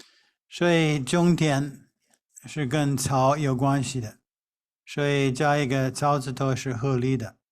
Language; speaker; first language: Chinese; non-native, fluent; English